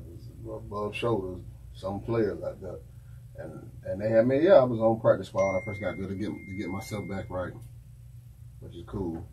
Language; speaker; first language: English; native; English